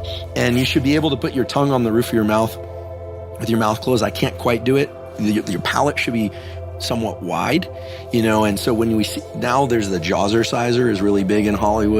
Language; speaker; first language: English; native; English